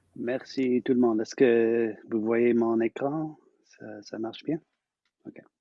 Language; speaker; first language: French; non-native, learner; English